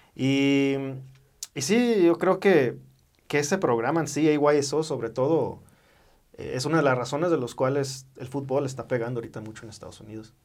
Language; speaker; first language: Spanish; early bilingual, heritage; Spanish